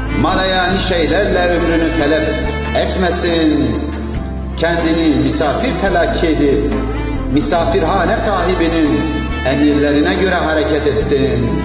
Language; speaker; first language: Turkish; native; Turkish